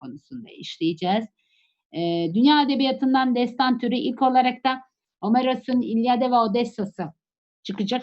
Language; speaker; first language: Turkish; native; Turkish